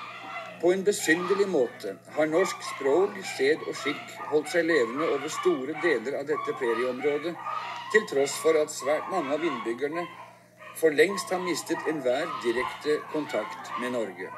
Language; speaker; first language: Norwegian; native; Norwegian